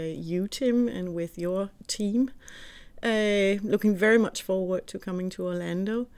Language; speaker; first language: English; non-native, fluent; Danish